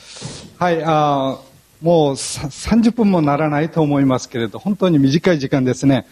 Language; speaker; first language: Japanese; non-native, fluent; Korean